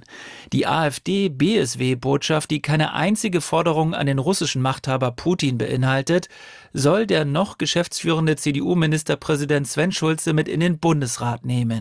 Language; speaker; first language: German; native; German